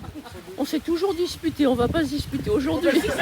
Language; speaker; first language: French; native; French